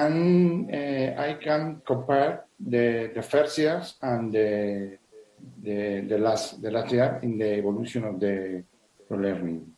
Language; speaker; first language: English; non-native, learner; Spanish